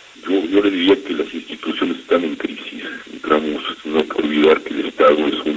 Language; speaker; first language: Spanish; native; Spanish